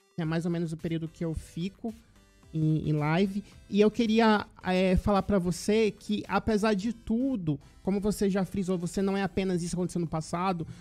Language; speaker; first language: Portuguese; native; Portuguese